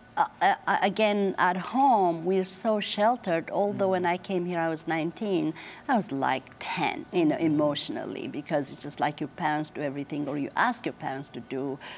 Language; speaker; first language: English; non-native, fluent; Amharic